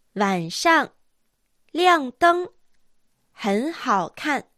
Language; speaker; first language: Japanese; non-native, fluent; Chinese